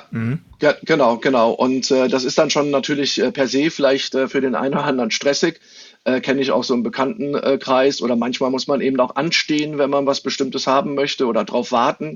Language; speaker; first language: German; native; German